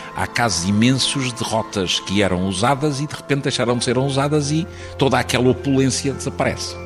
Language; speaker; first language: Portuguese; native; Portuguese